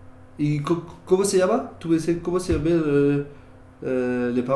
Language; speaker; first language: Spanish; non-native, learner; French